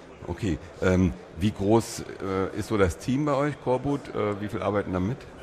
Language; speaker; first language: German; native; German